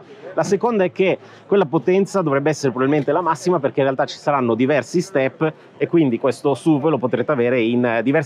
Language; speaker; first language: Italian; native; Italian